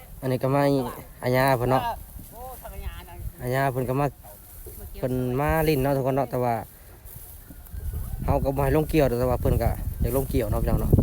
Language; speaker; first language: Thai; non-native, local second language; Lao